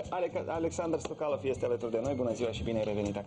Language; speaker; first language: Romanian; native; Romanian